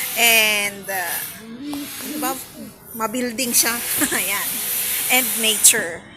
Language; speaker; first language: Filipino; non-native, local second language; Iloko